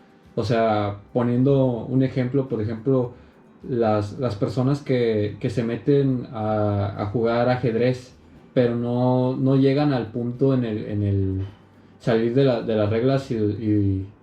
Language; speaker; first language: Spanish; native; Spanish